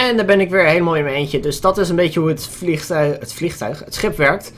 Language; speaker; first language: Dutch; native; Dutch